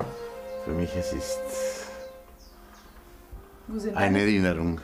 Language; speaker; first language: German; non-native, learner; Romanian